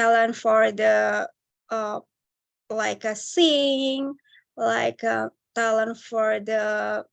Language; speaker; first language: English; non-native, learner; Indonesian